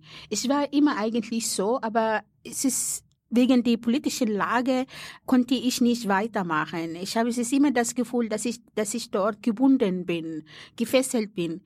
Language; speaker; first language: German; non-native, fluent; Arabic